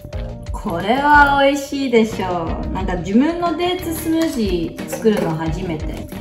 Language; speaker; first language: Japanese; early bilingual, heritage; Japanese